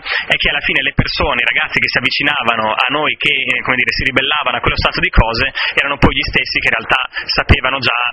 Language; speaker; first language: Italian; native; Italian